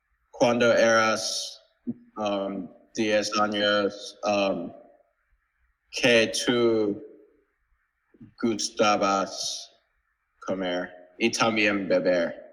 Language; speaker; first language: Spanish; non-native, learner; English